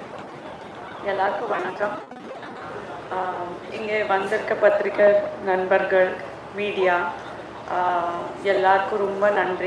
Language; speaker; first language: Tamil; non-native, fluent; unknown